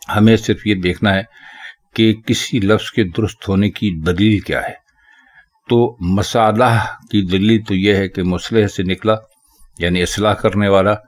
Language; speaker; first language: Urdu; native; Urdu